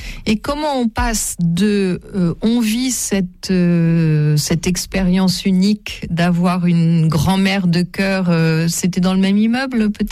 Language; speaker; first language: French; native; French